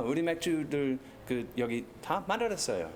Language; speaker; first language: Korean; non-native, learner; English